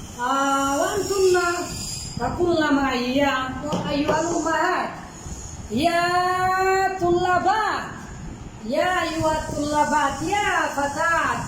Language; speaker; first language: Arabic; non-native, fluent; Bangla